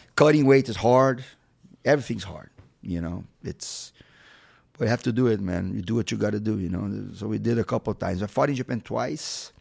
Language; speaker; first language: English; non-native, fluent; Portuguese